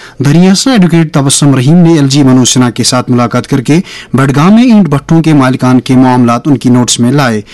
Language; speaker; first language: Urdu; non-native, local second language; Kashmiri